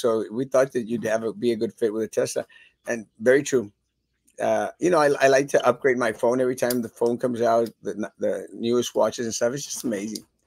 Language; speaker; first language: English; early bilingual, other home language; Spanish